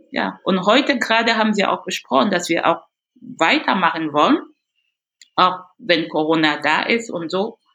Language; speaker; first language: German; non-native, fluent; French